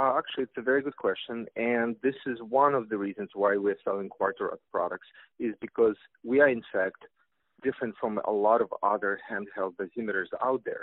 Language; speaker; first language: English; non-native, fluent; Russian